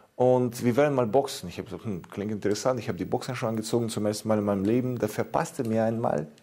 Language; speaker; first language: German; non-native, fluent; Ukrainian